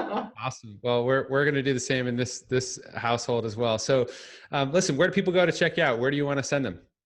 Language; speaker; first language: English; native; English